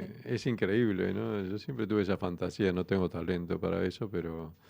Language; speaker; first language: Spanish; native; Spanish